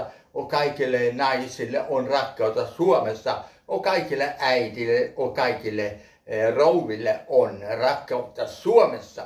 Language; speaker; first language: Finnish; early bilingual, heritage; Finnish